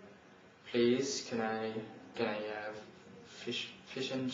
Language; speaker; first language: English; non-native, learner; French